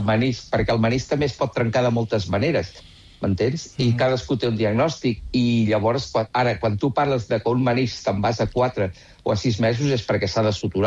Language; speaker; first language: Catalan; native; Catalan